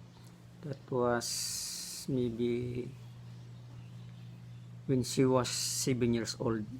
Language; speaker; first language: English; non-native, local second language; Filipino